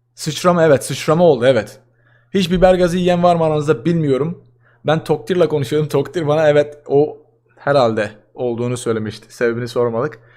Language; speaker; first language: Turkish; native; Turkish